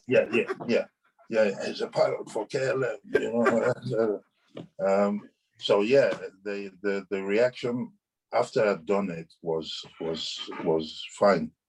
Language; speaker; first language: English; non-native, local second language; Yoruba